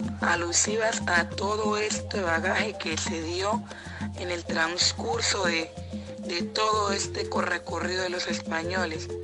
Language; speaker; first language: Spanish; native; Spanish